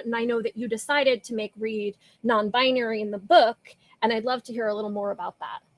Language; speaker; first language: English; native; English